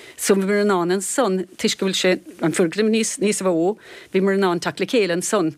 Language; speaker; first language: Irish; native; Irish